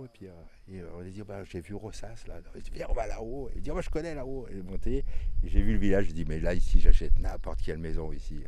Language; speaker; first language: French; native; French